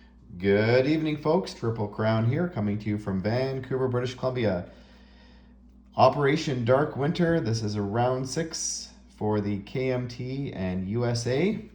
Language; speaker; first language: English; native; English